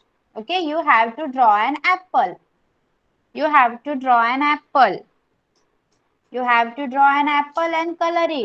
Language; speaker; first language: English; non-native, local second language; Marathi